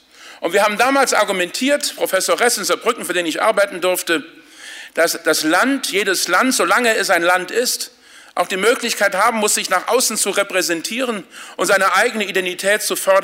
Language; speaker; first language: German; native; German